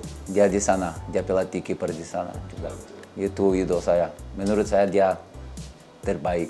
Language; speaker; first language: Indonesian; non-native, learner; Portuguese